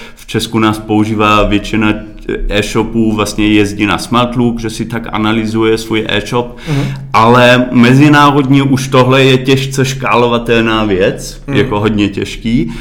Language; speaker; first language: Czech; early bilingual, heritage; Czech